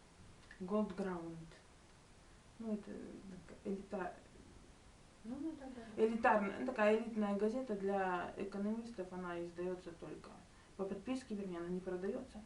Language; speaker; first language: Russian; native; Russian